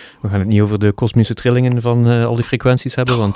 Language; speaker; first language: Dutch; native; Dutch